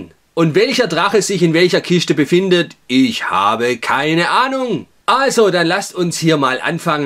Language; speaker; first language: German; native; German